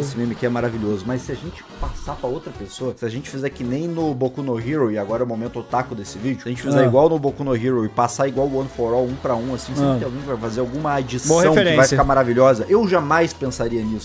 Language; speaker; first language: Portuguese; native; Portuguese